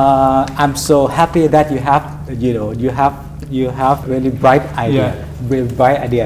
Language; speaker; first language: English; non-native, fluent; Thai